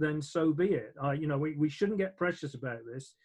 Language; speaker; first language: English; native; English